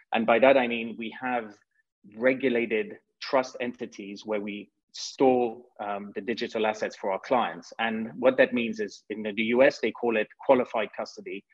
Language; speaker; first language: English; non-native, fluent; French